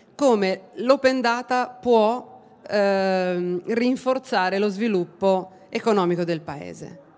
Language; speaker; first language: Italian; native; Italian